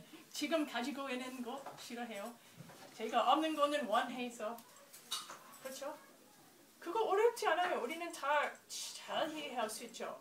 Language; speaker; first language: Korean; non-native, learner; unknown